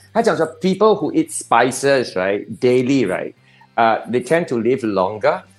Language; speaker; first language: English; non-native, local second language; Chinese